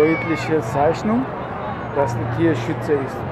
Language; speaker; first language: German; non-native, learner; Turkish